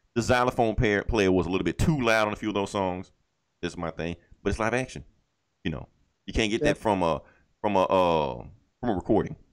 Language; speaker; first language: English; native; English